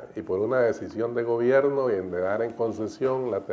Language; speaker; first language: Spanish; native; Spanish